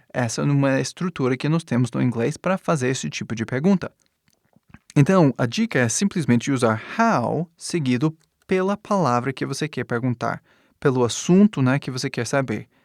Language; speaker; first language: Portuguese; non-native, fluent; English